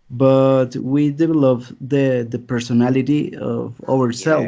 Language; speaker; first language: English; non-native, learner; Spanish